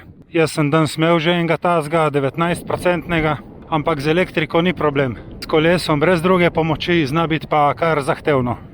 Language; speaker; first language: Slovenian; native; Slovenian